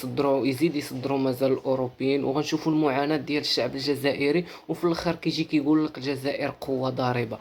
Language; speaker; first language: Arabic; native; Arabic